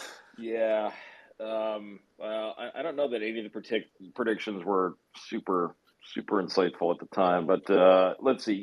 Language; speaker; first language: English; native; English